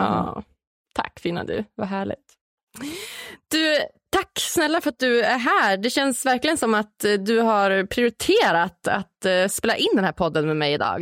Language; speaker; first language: Swedish; native; Swedish